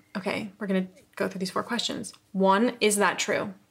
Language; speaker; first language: English; native; English